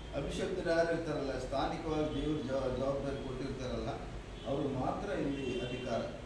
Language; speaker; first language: Kannada; non-native, local second language; Telugu